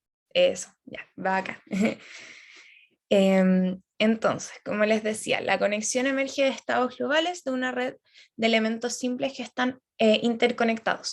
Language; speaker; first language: Spanish; native; Spanish